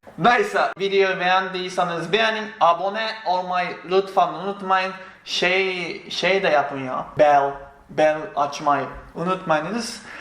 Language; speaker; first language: Turkish; non-native, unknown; Japanese